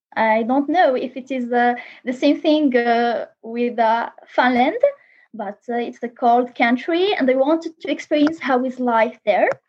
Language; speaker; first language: English; non-native, learner; Arabic